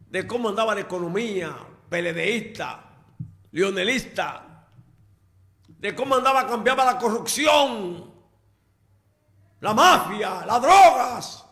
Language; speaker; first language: Spanish; native; Spanish